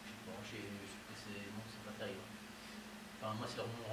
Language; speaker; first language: French; native; French